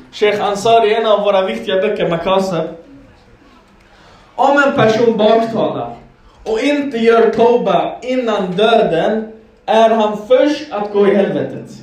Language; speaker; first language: Swedish; non-native, fluent; Arabic